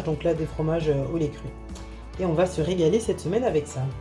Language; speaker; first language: French; native; French